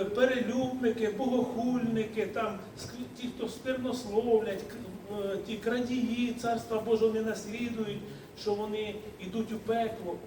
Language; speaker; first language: Ukrainian; native; Ukrainian